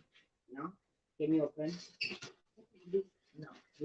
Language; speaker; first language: English; non-native, learner; French